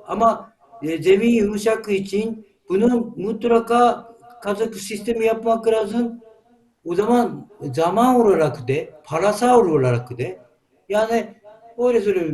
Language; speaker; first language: Turkish; non-native, learner; Japanese